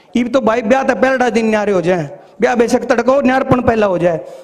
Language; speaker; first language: Hindi; native; Hindi